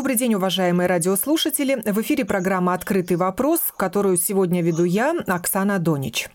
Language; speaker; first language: Russian; native; Russian